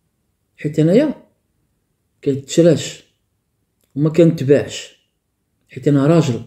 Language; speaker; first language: Arabic; native; Arabic